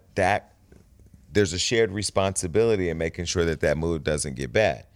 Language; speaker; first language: English; native; English